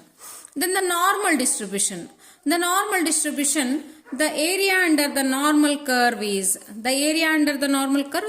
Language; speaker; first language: English; non-native, local second language; Kannada